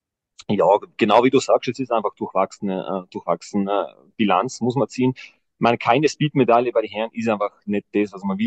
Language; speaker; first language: German; native; German